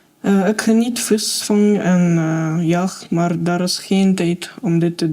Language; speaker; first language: Afrikaans; non-native, fluent; Russian